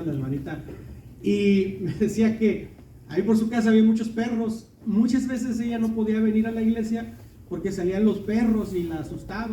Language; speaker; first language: Spanish; native; Spanish